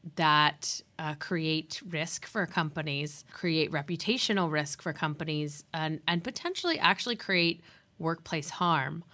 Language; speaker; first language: English; native; English